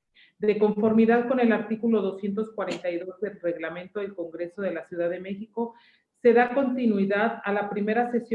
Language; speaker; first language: Spanish; native; Spanish